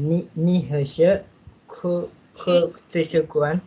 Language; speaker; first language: Chinese; non-native, learner; Malay